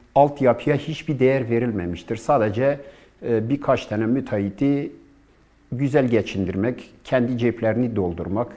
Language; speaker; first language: Turkish; native; Turkish